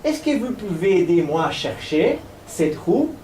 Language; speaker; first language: French; non-native, learner; Portuguese